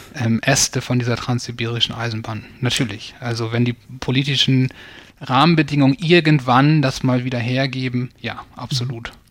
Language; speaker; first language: German; native; German